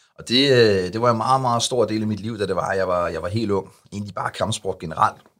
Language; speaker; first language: Danish; early bilingual, other home language; Arabic